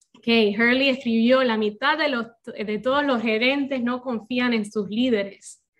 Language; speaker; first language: Spanish; non-native, fluent; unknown